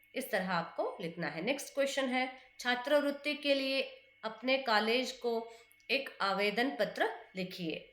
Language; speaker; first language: Hindi; non-native, local second language; Kannada